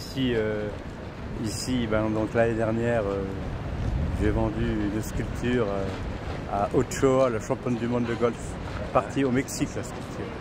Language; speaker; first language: French; native; French